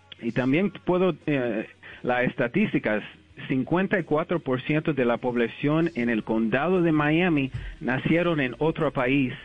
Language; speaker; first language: Spanish; early bilingual, heritage; English